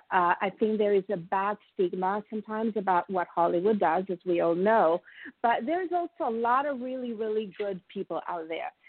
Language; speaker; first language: English; non-native, fluent; Italian